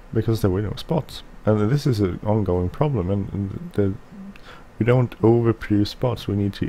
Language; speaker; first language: English; non-native, fluent; Swedish